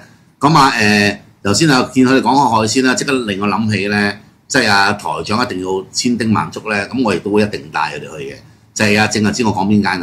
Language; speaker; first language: Cantonese; native; Cantonese